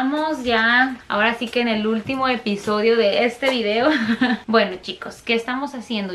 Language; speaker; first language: Spanish; native; Spanish